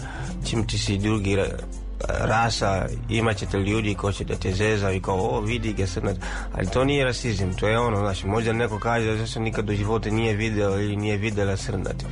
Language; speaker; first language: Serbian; non-native, fluent; Swahili